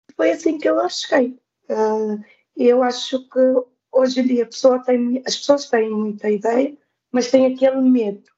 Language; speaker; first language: Portuguese; non-native, local second language; Kabuverdianu